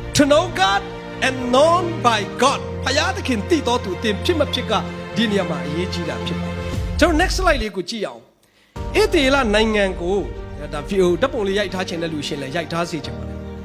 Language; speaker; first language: Burmese; non-native, local second language; Tedim Chin